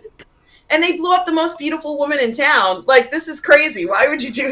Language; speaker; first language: English; native; English